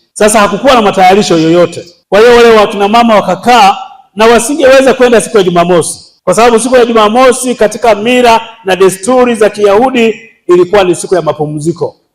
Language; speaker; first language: Swahili; native; Swahili